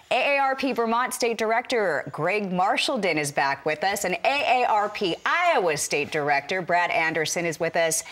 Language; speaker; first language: English; native; English